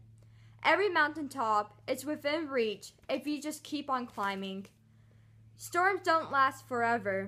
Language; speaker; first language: English; native; English